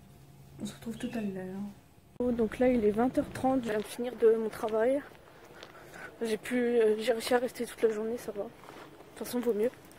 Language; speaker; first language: French; native; French